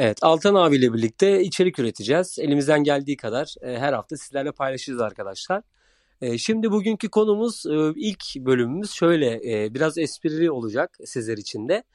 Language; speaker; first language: Turkish; native; Turkish